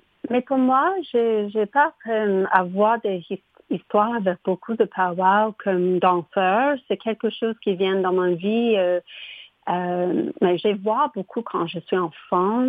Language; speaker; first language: French; non-native, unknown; English